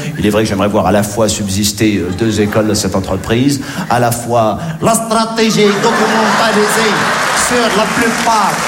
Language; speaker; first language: French; native; French